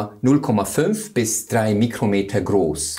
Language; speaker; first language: German; non-native, fluent; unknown